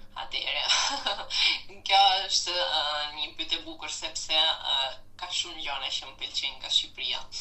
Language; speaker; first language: Albanian; non-native, fluent; Italian